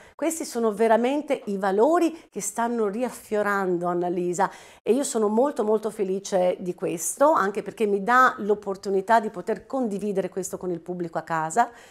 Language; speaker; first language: Italian; native; Italian